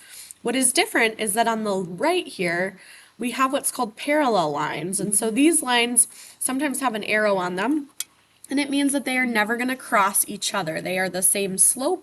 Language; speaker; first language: English; native; English